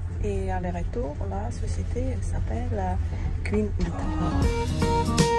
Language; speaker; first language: French; non-native, learner; Croatian